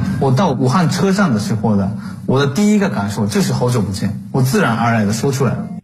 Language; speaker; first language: Chinese; non-native, fluent; Japanese